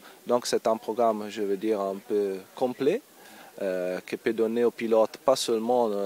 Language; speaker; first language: French; non-native, learner; Italian